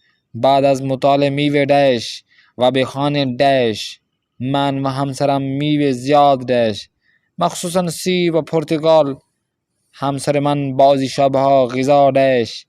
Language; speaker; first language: Persian; non-native, fluent; Urdu